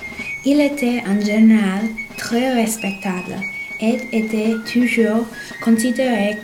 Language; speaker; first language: French; non-native, learner; English